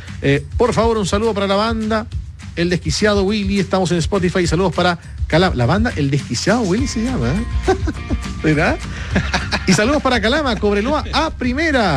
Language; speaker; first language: Spanish; native; Spanish